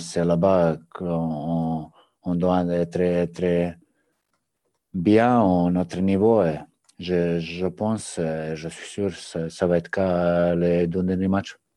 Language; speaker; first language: French; non-native, learner; Serbian